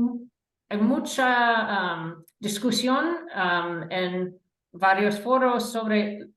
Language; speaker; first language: Spanish; non-native, fluent; English